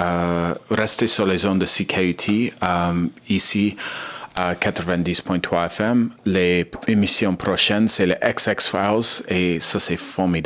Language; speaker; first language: French; non-native, learner; English